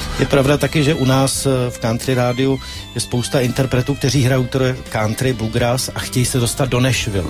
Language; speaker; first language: Czech; native; Czech